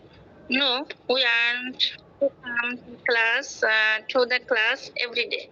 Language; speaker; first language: English; non-native, learner; Bangla